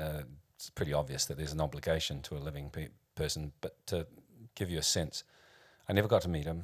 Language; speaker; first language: English; native; English